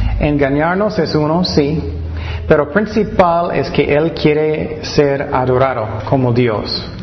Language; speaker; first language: Spanish; non-native, fluent; English